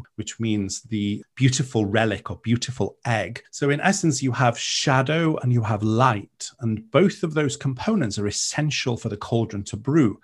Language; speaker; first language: English; non-native, local second language; Welsh